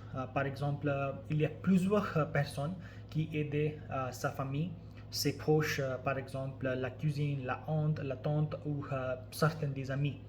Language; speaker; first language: French; non-native, learner; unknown